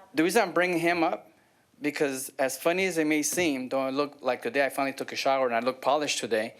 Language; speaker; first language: English; native; English